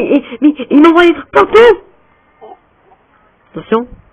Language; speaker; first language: French; native; French